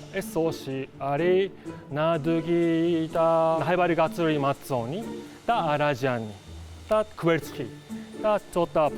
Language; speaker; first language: Georgian; non-native, learner; Japanese